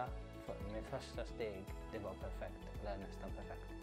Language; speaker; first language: Swedish; non-native, learner; Arabic